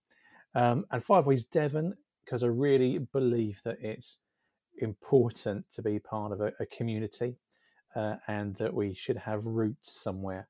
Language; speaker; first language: English; native; English